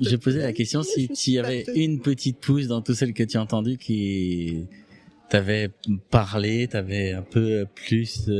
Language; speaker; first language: French; native; French